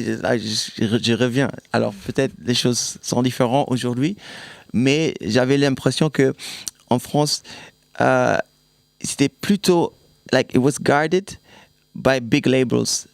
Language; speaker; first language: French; non-native, fluent; German